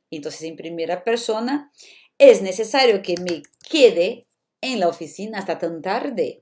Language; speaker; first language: Spanish; non-native, fluent; Portuguese